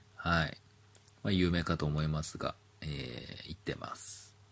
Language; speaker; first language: Japanese; native; Japanese